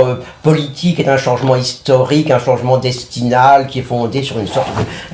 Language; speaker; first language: French; native; French